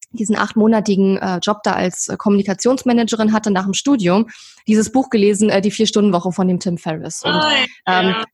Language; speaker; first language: German; native; German